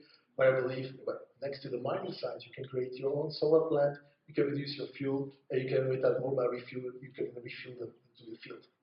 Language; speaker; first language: English; non-native, fluent; Dutch